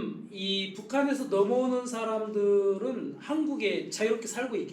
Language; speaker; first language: Korean; native; Korean